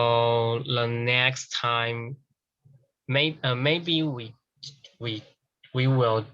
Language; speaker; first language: English; non-native, learner; Chinese